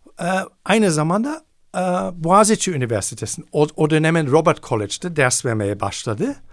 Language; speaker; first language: Turkish; non-native, fluent; German